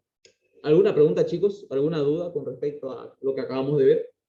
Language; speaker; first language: Spanish; native; Spanish